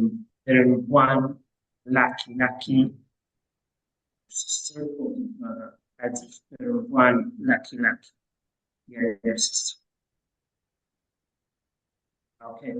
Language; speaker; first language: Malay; non-native, learner; Arabic